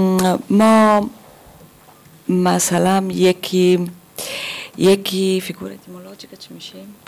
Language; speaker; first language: Persian; non-native, learner; German